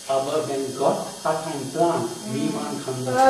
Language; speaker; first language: German; non-native, learner; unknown